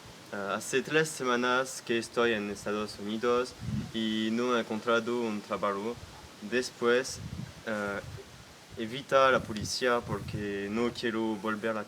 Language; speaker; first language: Spanish; non-native, learner; French